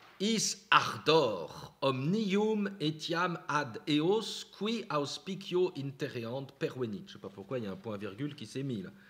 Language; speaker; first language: French; native; French